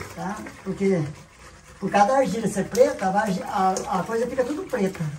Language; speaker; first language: Portuguese; native; Portuguese